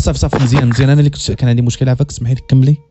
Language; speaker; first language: Arabic; native; Arabic